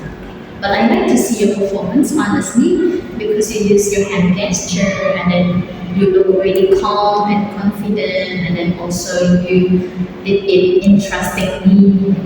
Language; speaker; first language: English; non-native, fluent; Indonesian